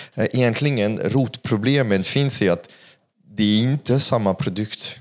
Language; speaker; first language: Swedish; non-native, fluent; French